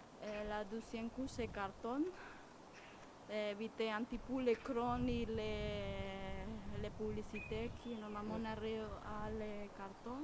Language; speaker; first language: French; non-native, learner; Spanish